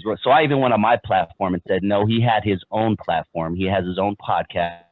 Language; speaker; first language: English; native; English